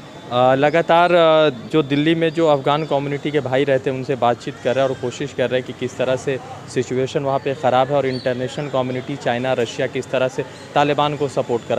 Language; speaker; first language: Hindi; native; Hindi